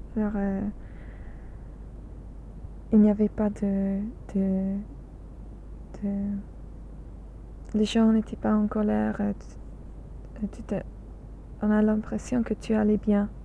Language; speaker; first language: French; non-native, learner; English